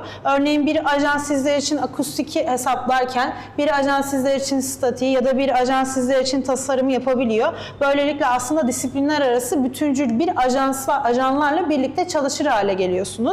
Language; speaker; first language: Turkish; native; Turkish